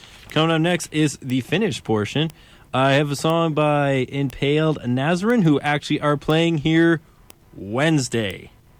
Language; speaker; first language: English; native; English